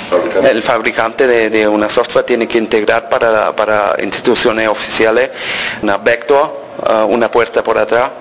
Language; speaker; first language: Spanish; early bilingual, heritage; Spanish